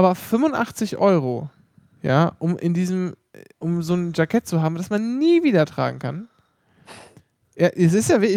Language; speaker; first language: German; native; German